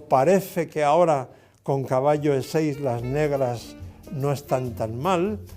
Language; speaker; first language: Spanish; native; Spanish